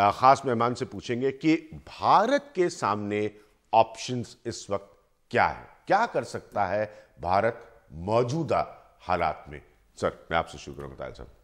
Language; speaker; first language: Hindi; native; Hindi